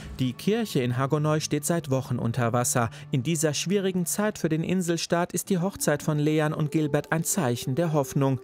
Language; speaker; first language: German; native; German